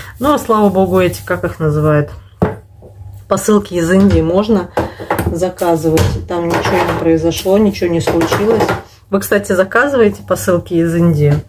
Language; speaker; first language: Russian; native; Russian